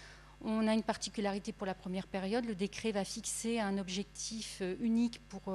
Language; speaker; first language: French; native; French